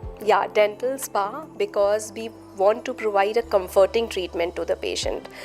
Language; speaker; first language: English; non-native, local second language; Hindi